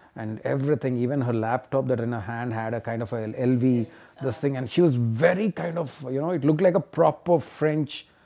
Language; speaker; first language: English; non-native, local second language; Telugu